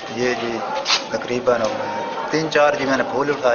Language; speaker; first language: Urdu; non-native, local second language; Punjabi